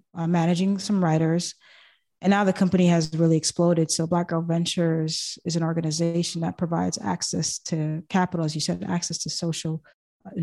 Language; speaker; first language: English; native; English